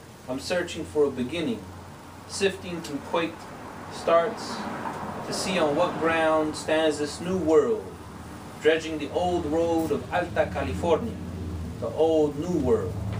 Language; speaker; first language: English; native; English